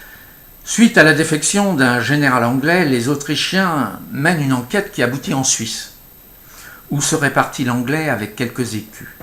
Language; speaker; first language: French; native; French